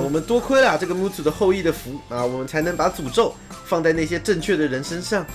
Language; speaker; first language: Chinese; native; Chinese